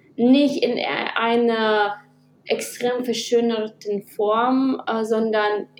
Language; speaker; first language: German; early bilingual, heritage; Russian